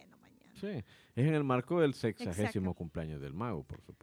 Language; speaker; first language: Spanish; native; Spanish